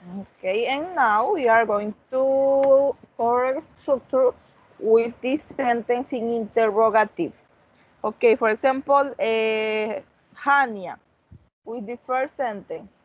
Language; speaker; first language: English; non-native, learner; Spanish